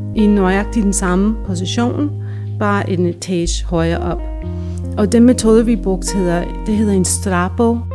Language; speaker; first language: Danish; non-native, fluent; English